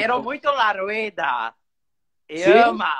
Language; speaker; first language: Spanish; non-native, learner; Portuguese